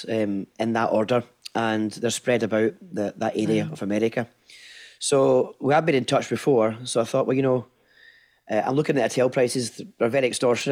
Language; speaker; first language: English; native; English